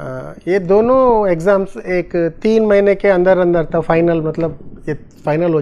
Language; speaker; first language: Hindi; non-native, local second language; Tulu